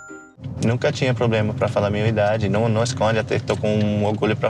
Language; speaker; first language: Portuguese; non-native, learner; English